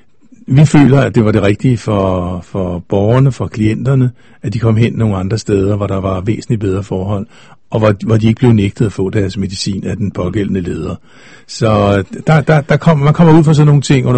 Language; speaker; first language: Danish; native; Danish